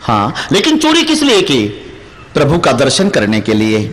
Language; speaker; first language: Hindi; non-native, local second language; Marathi